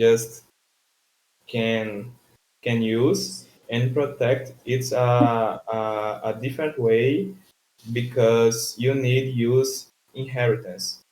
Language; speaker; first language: English; non-native, learner; Portuguese